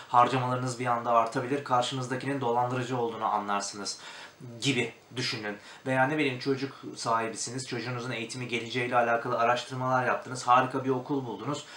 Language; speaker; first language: Turkish; native; Turkish